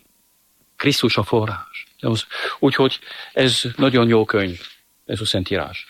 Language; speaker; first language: Hungarian; non-native, fluent; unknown